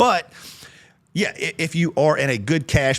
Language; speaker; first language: English; native; English